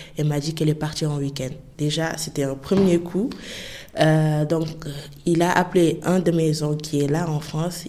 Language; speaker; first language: French; non-native, local second language; Wolof